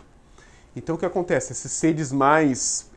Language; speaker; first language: Portuguese; native; Portuguese